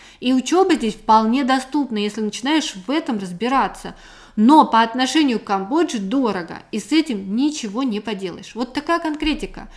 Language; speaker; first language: Russian; native; Russian